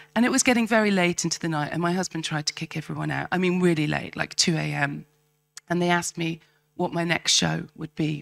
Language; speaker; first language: English; native; English